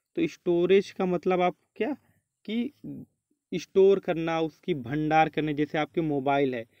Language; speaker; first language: Hindi; native; Hindi